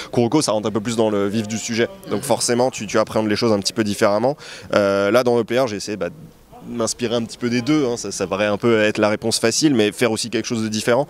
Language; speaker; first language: French; early bilingual, other home language; Portuguese